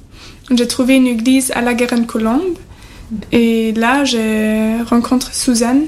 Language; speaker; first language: French; non-native, learner; German